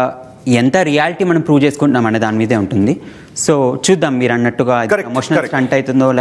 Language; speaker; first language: Telugu; native; Telugu